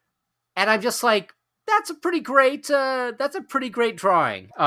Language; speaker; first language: English; native; English